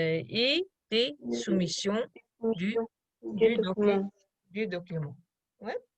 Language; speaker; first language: French; non-native, fluent; Kazakh